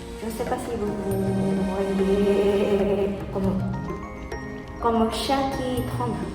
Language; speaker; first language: French; non-native, learner; Japanese